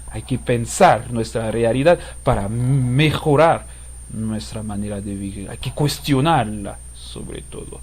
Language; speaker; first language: Spanish; non-native, fluent; Haitian Creole